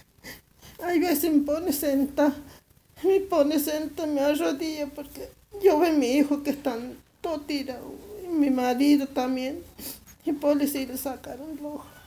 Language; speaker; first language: Spanish; non-native, local second language; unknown